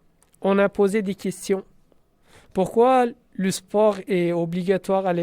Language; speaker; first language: French; non-native, learner; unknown